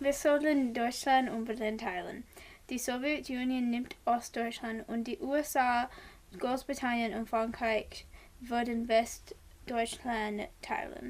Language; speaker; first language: German; non-native, learner; English